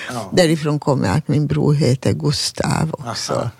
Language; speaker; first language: Swedish; non-native, fluent; Hungarian